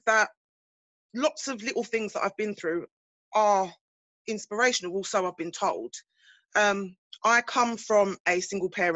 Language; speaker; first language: English; native; English